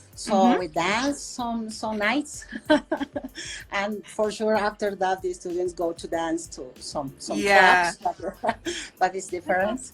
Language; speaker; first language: English; non-native, fluent; Spanish